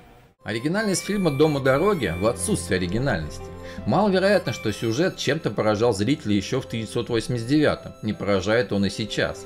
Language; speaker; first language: Russian; native; Russian